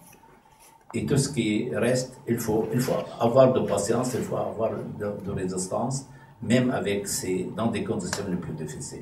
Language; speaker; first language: French; non-native, fluent; Arabic